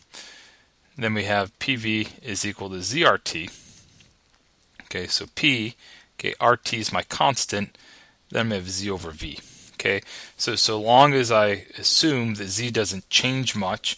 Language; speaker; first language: English; native; English